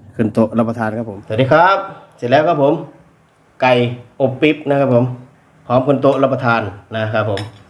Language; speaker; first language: Thai; native; Thai